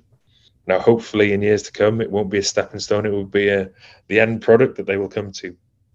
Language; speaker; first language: English; native; English